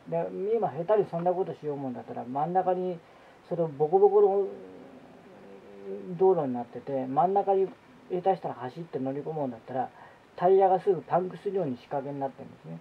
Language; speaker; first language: Japanese; native; Japanese